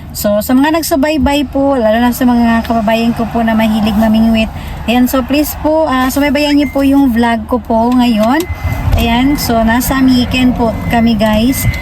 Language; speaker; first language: Filipino; native; Filipino